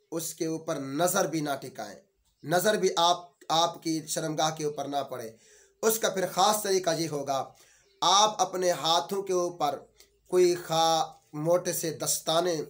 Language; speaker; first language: Urdu; non-native, local second language; Saraiki